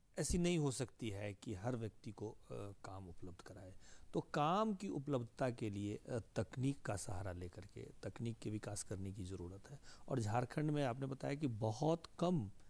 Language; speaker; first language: Hindi; native; Hindi